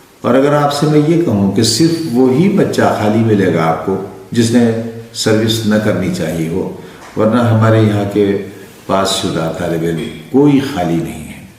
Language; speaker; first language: Urdu; native; Urdu